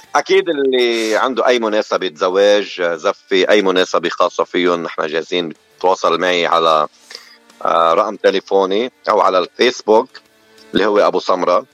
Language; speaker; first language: Arabic; native; Arabic